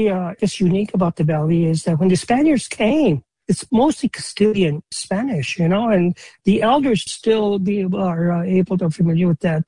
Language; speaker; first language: English; native; English